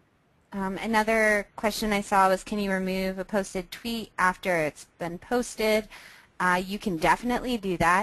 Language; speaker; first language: English; native; English